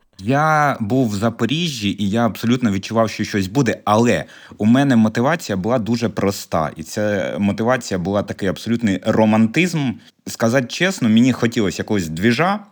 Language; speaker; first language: Ukrainian; native; Ukrainian